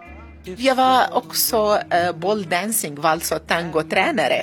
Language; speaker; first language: Swedish; non-native, learner; Arabic